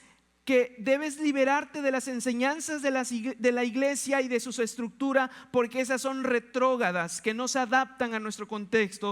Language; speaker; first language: Spanish; native; Spanish